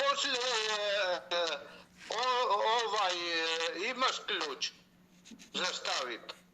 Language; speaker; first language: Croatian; non-native, learner; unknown